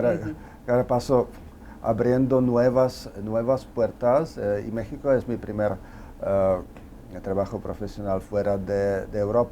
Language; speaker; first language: Spanish; non-native, fluent; Czech